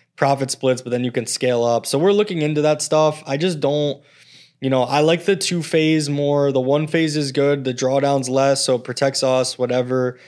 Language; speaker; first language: English; native; English